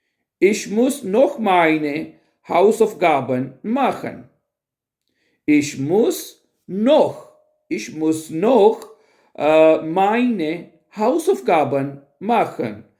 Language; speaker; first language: German; non-native, fluent; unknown